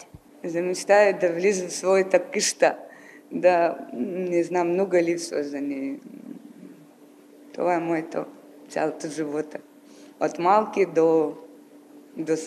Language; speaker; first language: Bulgarian; non-native, learner; Ukrainian